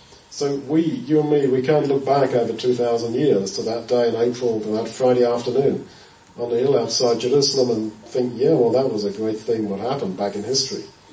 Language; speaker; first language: English; native; English